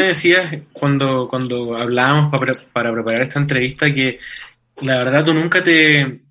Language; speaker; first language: Spanish; native; Spanish